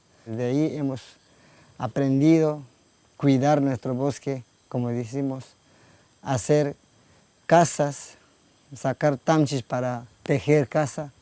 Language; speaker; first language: Spanish; non-native, local second language; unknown